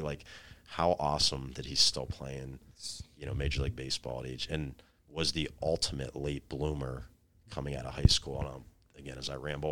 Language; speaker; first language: English; native; English